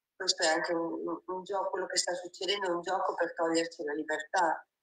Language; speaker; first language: Italian; native; Italian